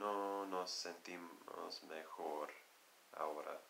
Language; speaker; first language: Spanish; non-native, learner; English